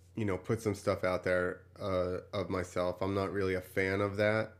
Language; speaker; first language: English; native; English